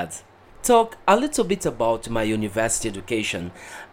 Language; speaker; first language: English; non-native, learner; Portuguese